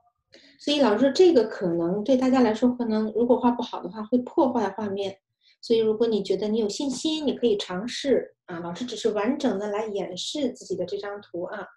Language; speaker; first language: Chinese; native; Chinese